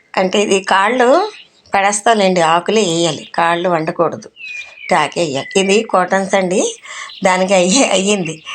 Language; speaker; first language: Telugu; non-native, local second language; Urdu